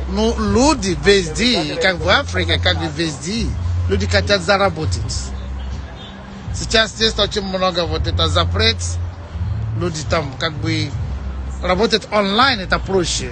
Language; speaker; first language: Russian; non-native, fluent; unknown